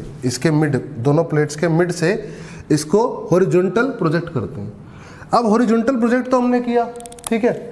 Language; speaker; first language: Hindi; native; Hindi